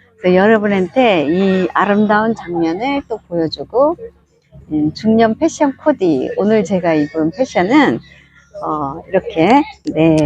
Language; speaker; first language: Korean; native; Korean